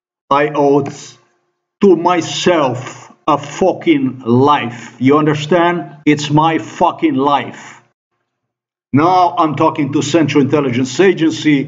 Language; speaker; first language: English; non-native, fluent; Slovenian